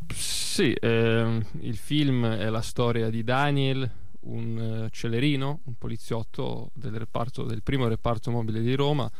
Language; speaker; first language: Italian; early bilingual, other home language; Russian